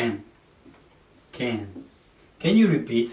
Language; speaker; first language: English; non-native, learner; Spanish